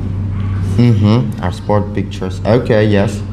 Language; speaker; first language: English; non-native, fluent; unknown